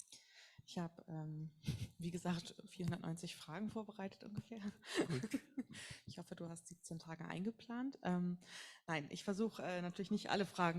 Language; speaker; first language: German; native; German